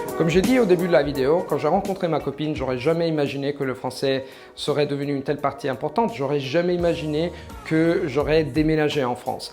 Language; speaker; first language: French; non-native, fluent; Italian